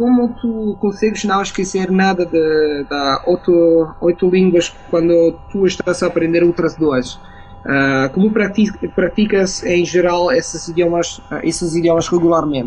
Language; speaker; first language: Portuguese; non-native, fluent; Italian